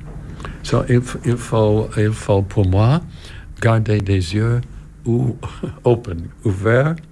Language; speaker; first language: French; non-native, learner; English